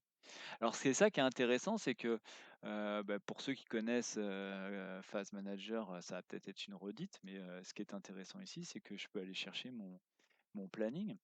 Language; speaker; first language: French; native; French